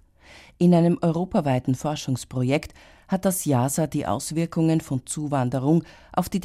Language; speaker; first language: German; native; German